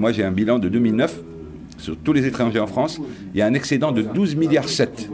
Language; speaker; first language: French; non-native, local second language; Arabic